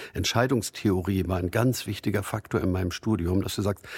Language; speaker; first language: German; native; German